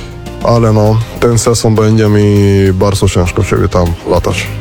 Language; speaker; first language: Polish; non-native, learner; Spanish